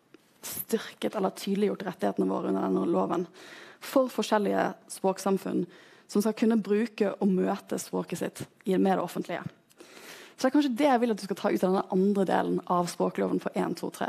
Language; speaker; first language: Norwegian; native; Norwegian